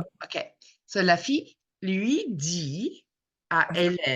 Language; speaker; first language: French; non-native, fluent; English